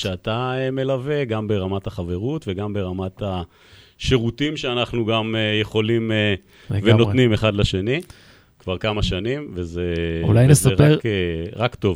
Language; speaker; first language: Hebrew; native; Hebrew